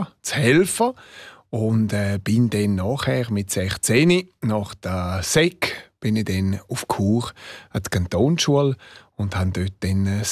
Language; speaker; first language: German; non-native, local second language; Romansh